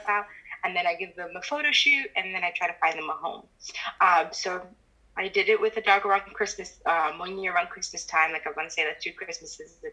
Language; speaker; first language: English; native; English